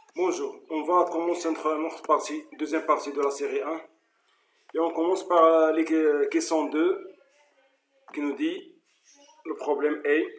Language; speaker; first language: French; non-native, local second language; Arabic